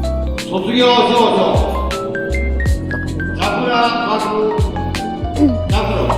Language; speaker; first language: Japanese; native; Japanese